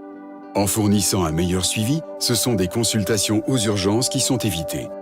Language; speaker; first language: French; native; French